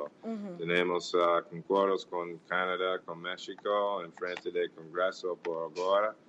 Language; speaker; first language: Portuguese; non-native, fluent; English